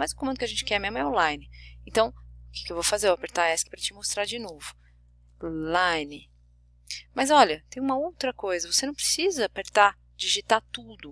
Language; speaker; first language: Portuguese; native; Portuguese